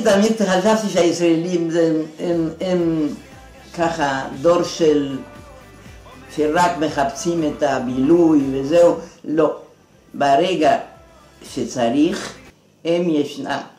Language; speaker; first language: Hebrew; non-native, fluent; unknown